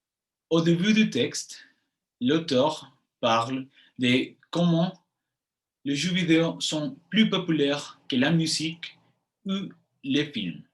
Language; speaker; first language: French; non-native, fluent; Spanish